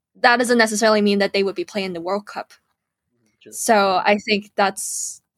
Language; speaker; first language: English; early bilingual, other home language; Cantonese